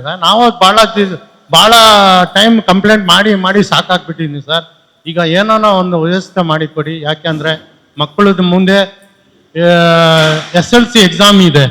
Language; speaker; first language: Kannada; non-native, local second language; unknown